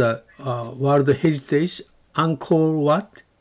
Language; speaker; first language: English; non-native, learner; Japanese